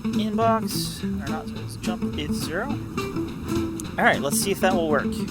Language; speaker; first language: English; native; English